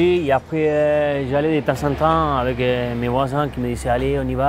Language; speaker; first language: French; non-native, fluent; Spanish